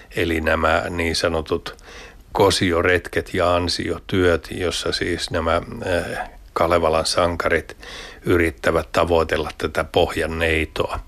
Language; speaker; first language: Finnish; native; Finnish